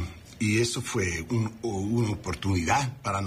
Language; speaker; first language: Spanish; non-native, learner; English